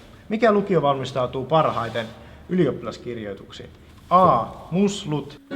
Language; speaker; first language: Finnish; native; Finnish